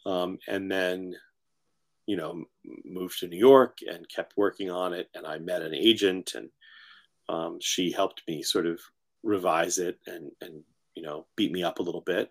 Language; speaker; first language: English; native; English